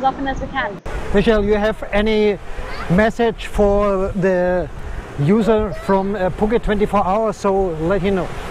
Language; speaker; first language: English; non-native, learner; German